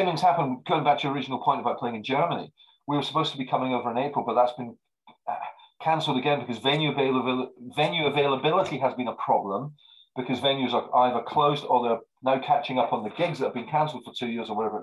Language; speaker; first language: English; native; English